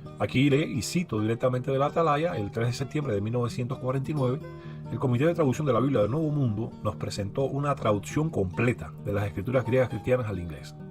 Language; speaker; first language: Spanish; native; Spanish